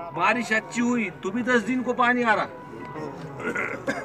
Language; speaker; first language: Hindi; non-native, local second language; Marathi